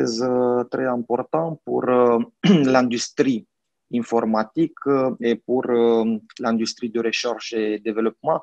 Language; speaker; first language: French; non-native, fluent; Romanian